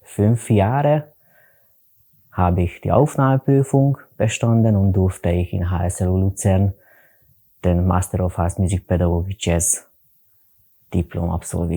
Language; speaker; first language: German; non-native, learner; Hungarian